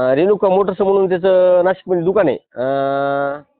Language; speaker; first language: Marathi; native; Marathi